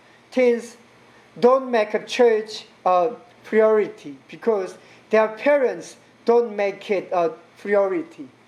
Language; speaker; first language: English; non-native, learner; Korean